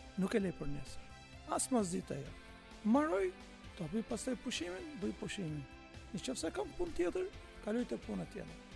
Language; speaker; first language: Albanian; non-native, fluent; Turkish